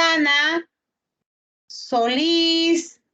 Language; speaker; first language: Spanish; native; Spanish